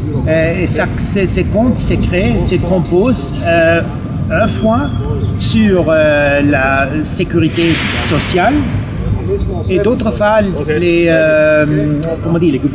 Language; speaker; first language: French; non-native, learner; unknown